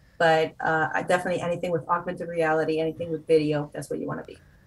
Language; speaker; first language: English; non-native, fluent; Spanish